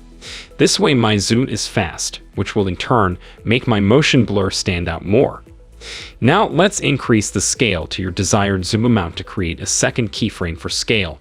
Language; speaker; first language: English; native; English